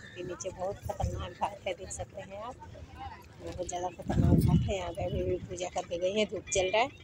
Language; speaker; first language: Hindi; native; Hindi